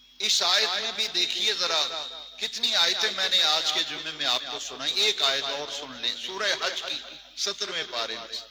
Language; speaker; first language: Urdu; non-native, local second language; Punjabi